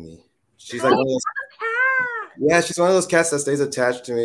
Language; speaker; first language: English; native; English